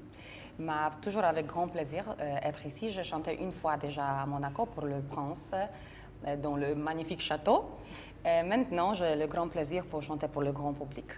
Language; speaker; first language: French; non-native, fluent; Polish